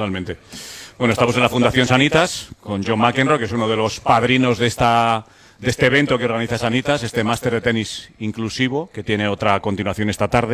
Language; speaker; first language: Spanish; native; Spanish